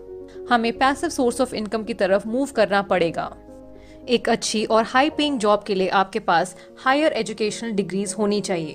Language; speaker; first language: Hindi; native; Hindi